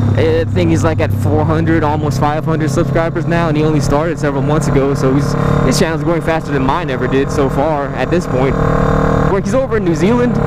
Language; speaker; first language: English; native; English